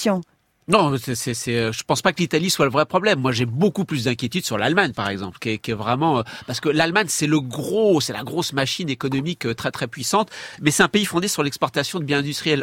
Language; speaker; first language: French; native; French